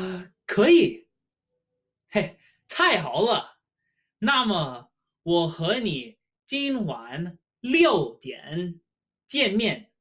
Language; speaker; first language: Chinese; non-native, fluent; English